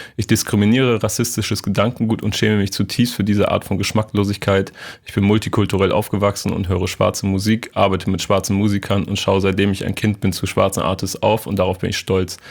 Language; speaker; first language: German; native; German